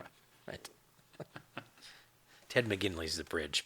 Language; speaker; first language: English; native; English